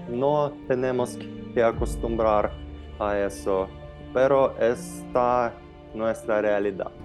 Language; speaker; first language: Spanish; non-native, fluent; Ukrainian